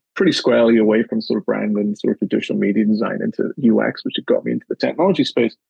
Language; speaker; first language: English; native; English